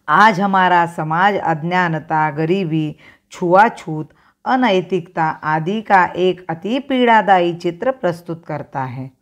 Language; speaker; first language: Hindi; non-native, local second language; Marathi